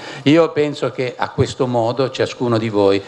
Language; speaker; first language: Italian; native; Italian